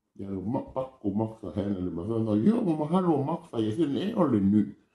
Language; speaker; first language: Finnish; non-native, learner; Thai